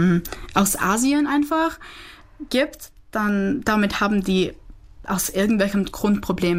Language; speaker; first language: German; non-native, fluent; Czech